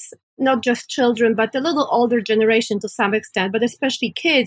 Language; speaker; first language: English; non-native, fluent; Polish